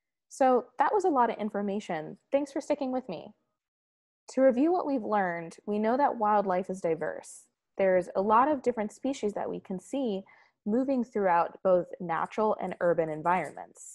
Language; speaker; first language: English; native; English